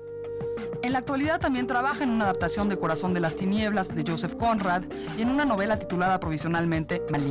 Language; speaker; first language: Spanish; native; Spanish